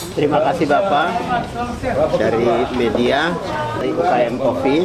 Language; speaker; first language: Indonesian; native; Indonesian